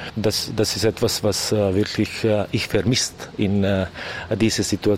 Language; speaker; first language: German; non-native, learner; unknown